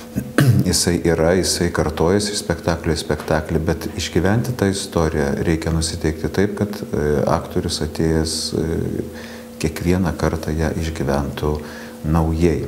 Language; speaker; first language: Lithuanian; native; Lithuanian